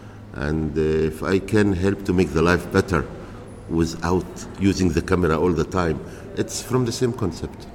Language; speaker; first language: English; non-native, fluent; Arabic